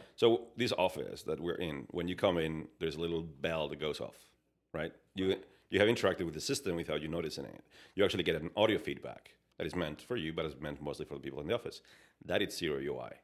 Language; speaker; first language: English; non-native, fluent; Spanish